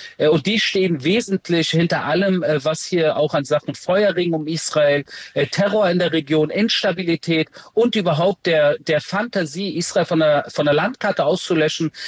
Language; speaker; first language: German; early bilingual, other home language; Persian